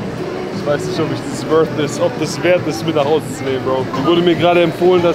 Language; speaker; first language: German; native; German